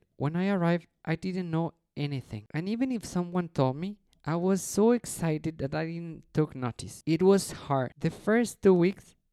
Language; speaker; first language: English; non-native, fluent; Spanish